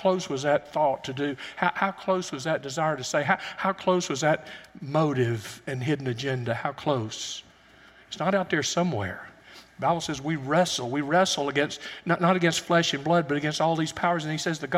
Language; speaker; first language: English; native; English